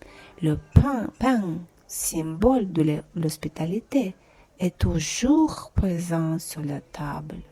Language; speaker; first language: French; non-native, fluent; Russian